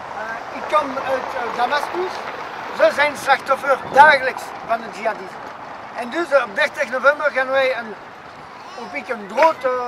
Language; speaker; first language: Dutch; non-native, learner; Arabic